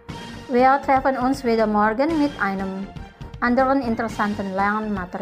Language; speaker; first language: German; non-native, fluent; Indonesian